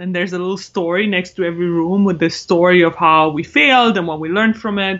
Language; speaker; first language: English; non-native, fluent; Romanian